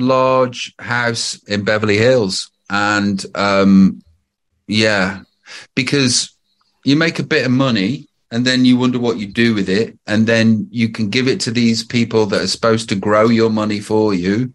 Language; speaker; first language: English; native; English